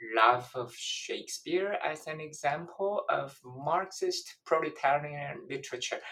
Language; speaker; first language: English; non-native, fluent; Chinese